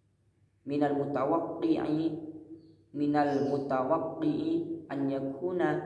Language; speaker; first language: Arabic; non-native, learner; Indonesian